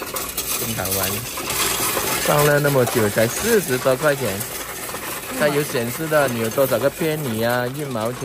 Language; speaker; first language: Chinese; non-native, local second language; Cantonese